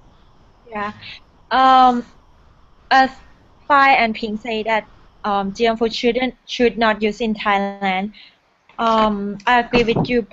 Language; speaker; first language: English; non-native, learner; Thai